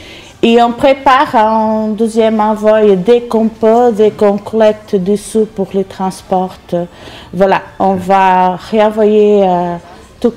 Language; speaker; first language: French; non-native, fluent; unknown